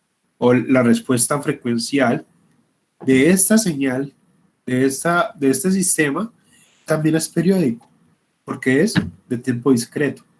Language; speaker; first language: Spanish; native; Spanish